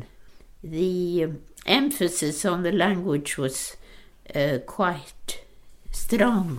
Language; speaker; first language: English; non-native, local second language; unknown